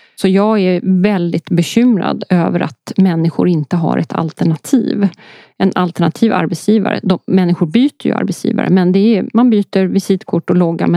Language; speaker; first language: Swedish; early bilingual, other home language; Polish